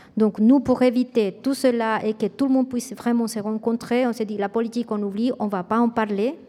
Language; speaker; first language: French; non-native, fluent; Spanish